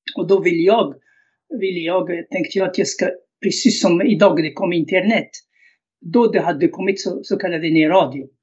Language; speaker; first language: Swedish; non-native, fluent; Arabic